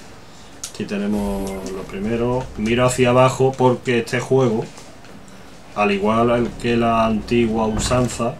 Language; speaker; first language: Spanish; native; Spanish